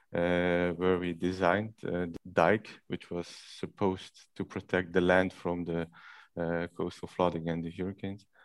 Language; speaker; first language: English; non-native, fluent; Dutch